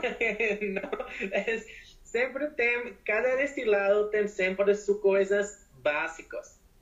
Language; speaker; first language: Portuguese; non-native, learner; Spanish